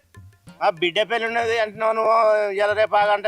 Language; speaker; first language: Telugu; native; Telugu